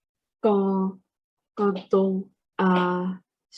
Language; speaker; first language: French; non-native, learner; Vietnamese